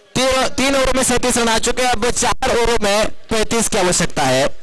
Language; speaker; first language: Hindi; non-native, local second language; Marathi